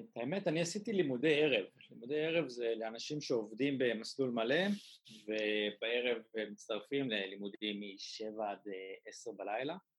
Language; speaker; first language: Hebrew; native; Hebrew